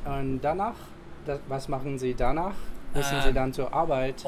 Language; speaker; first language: German; non-native, fluent; English